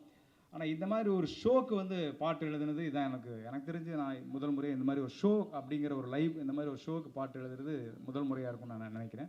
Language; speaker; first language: Tamil; native; Tamil